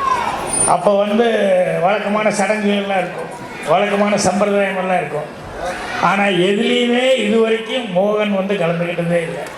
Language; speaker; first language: Tamil; native; Tamil